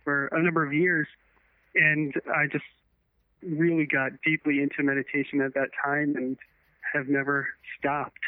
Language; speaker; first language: English; native; English